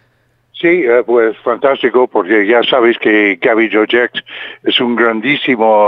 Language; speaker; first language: Spanish; non-native, fluent; English